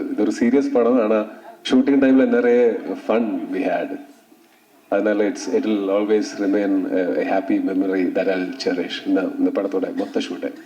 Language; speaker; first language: Tamil; non-native, local second language; Malayalam